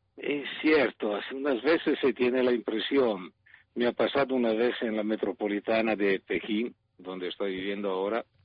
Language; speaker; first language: Spanish; non-native, fluent; Italian